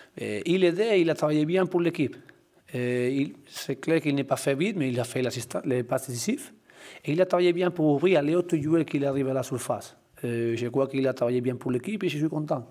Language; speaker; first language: French; non-native, learner; Spanish